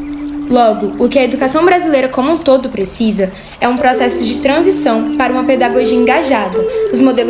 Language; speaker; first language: Portuguese; native; Portuguese